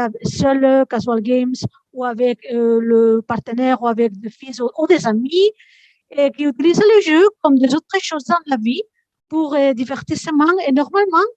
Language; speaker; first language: French; non-native, fluent; Spanish